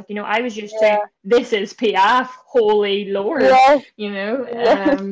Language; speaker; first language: English; native; English